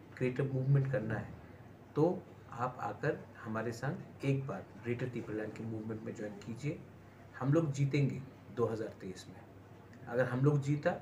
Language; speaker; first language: Hindi; non-native, local second language; Kok Borok